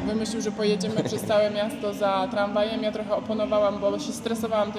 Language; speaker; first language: Polish; native; Polish